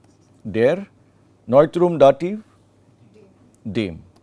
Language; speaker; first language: German; non-native, fluent; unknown